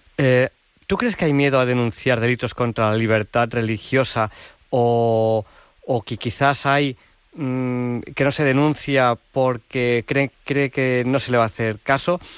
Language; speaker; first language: Spanish; native; Spanish